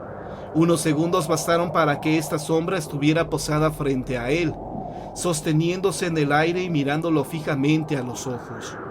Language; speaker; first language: Spanish; native; Spanish